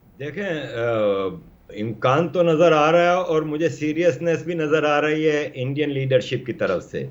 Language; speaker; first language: Urdu; native; Urdu